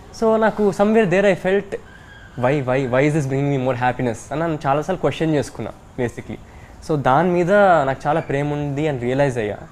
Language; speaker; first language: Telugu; early bilingual, heritage; Telugu